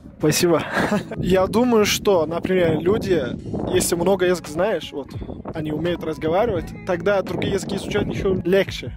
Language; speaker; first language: Russian; non-native, learner; Turkish